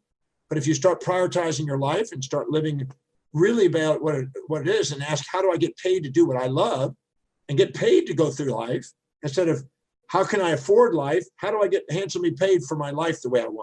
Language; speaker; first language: English; native; English